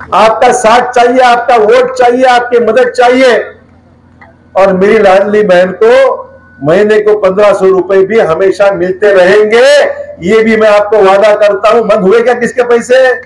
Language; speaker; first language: Hindi; non-native, local second language; Marathi